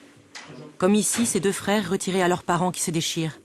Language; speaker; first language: French; native; French